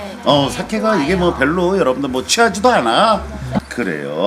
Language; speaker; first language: Korean; native; Korean